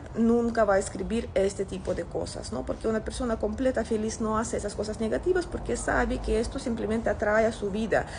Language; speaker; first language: Spanish; non-native, fluent; Russian